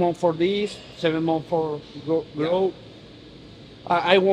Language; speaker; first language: English; non-native, learner; Spanish